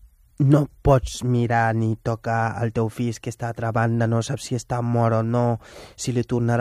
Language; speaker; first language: Catalan; non-native, fluent; Wolof